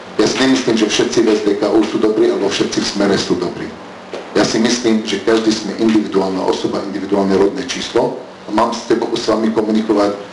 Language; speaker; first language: Slovak; early bilingual, heritage; Arabic